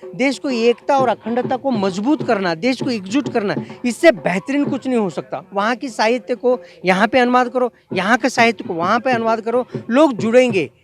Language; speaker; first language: Hindi; non-native, local second language; Kannada